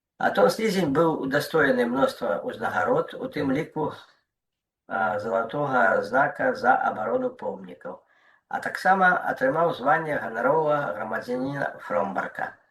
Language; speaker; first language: Belarusian; non-native, local second language; Russian